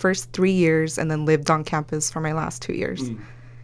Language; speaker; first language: English; early bilingual, other home language; Spanish